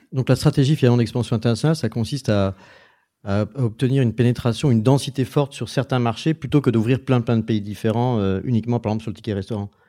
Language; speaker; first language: French; native; French